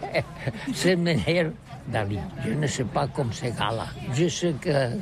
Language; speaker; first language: French; non-native, learner; Catalan